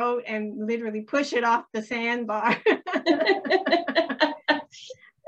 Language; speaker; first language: English; native; English